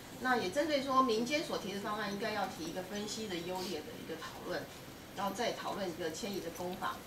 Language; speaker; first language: Chinese; native; Chinese